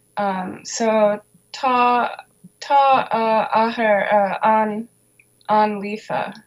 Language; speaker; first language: Irish; non-native, learner; English